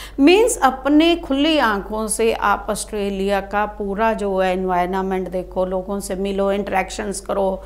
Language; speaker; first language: Hindi; non-native, local second language; Punjabi